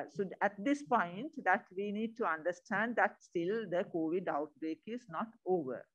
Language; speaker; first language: English; non-native, local second language; Sinhala